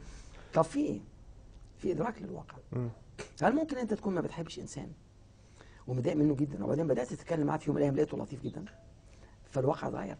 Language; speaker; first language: Arabic; native; Arabic